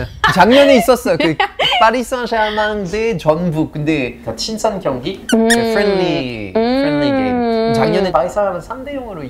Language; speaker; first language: Korean; non-native, fluent; French